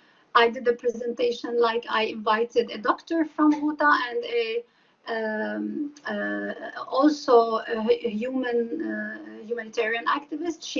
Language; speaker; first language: English; non-native, fluent; Arabic